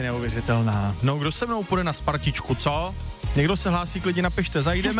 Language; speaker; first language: Czech; native; Czech